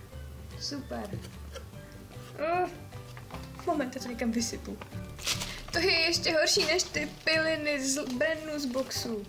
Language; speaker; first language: Czech; native; Czech